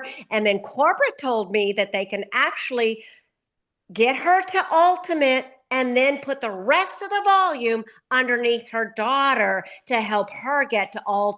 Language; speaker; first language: English; native; English